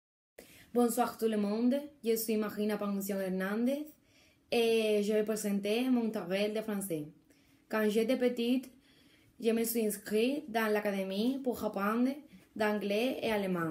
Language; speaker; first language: French; non-native, learner; Spanish